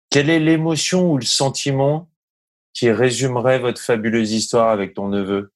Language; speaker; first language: French; native; French